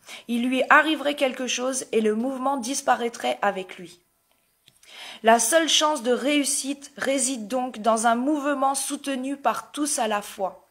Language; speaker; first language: French; native; French